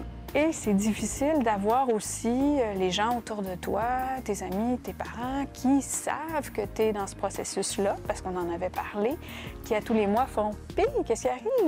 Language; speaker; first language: French; native; French